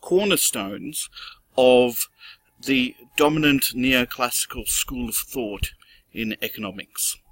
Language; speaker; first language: English; native; English